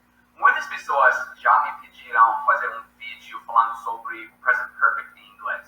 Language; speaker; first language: Portuguese; non-native, fluent; English